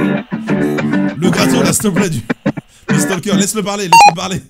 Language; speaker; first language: French; native; French